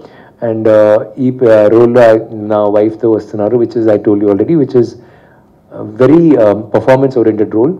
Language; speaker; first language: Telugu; non-native, fluent; Tamil